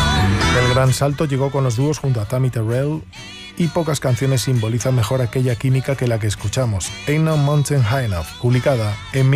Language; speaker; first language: Spanish; native; Spanish